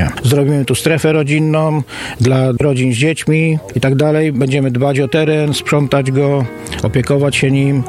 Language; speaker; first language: Polish; native; Polish